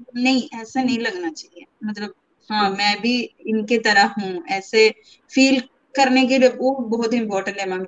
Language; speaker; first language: Hindi; non-native, local second language; Malayalam